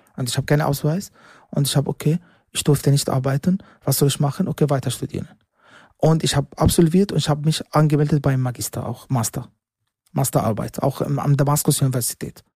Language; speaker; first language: German; non-native, learner; Arabic